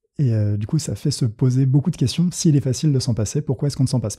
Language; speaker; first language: French; native; French